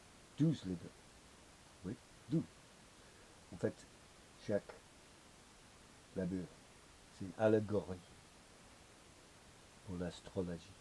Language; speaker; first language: French; non-native, learner; English